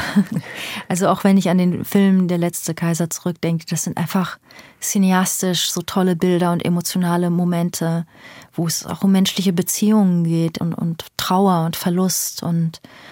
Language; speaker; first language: German; early bilingual, other home language; Persian